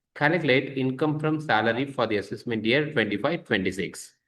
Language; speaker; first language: English; non-native, local second language; Kannada